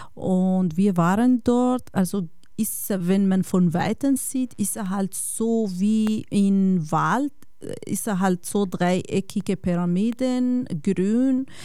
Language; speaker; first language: German; non-native, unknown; Kurdish